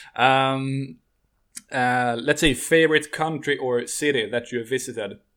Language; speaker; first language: English; non-native, fluent; Dutch